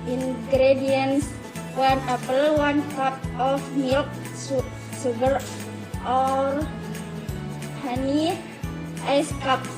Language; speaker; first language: English; non-native, learner; Indonesian